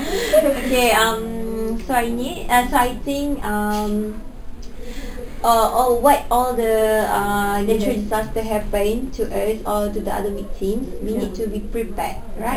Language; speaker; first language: English; non-native, local second language; Malay